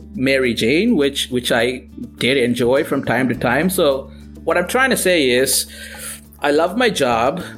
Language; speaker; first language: English; non-native, local second language; Tamil